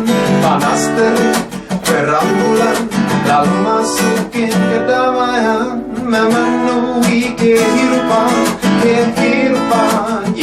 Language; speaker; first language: Indonesian; non-native, fluent; English